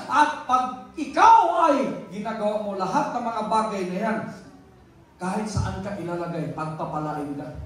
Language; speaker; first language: Filipino; non-native, local second language; Cebuano